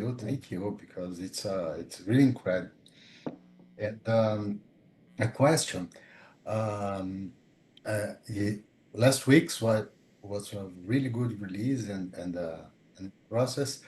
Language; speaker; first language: English; non-native, fluent; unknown